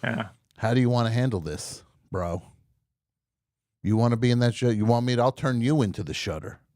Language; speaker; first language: English; native; English